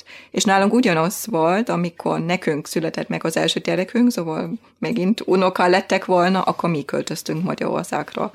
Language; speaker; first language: Hungarian; non-native, fluent; German